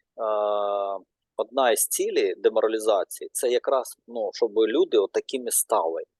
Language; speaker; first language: Ukrainian; non-native, local second language; Russian